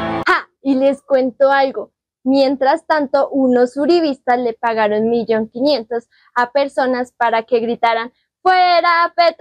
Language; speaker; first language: Spanish; native; Spanish